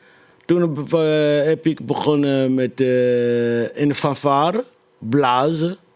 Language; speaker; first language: Dutch; non-native, fluent; Lingala